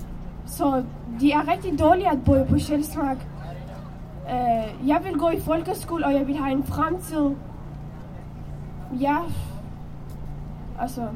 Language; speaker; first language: Danish; non-native, learner; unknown